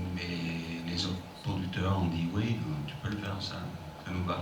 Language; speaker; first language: French; non-native, fluent; English